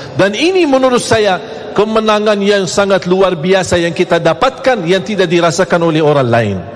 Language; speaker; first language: Malay; non-native, fluent; Arabic